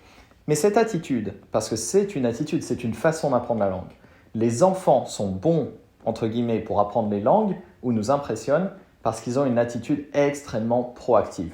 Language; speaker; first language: French; native; French